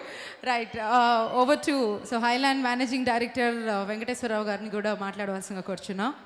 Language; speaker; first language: Telugu; native; Telugu